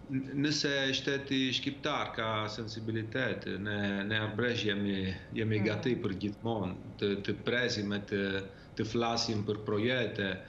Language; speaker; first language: Albanian; early bilingual, heritage; Albanian